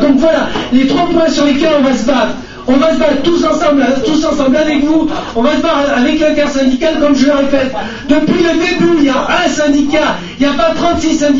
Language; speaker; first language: French; native; French